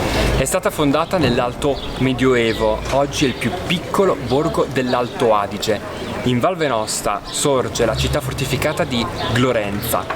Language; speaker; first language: Italian; native; Italian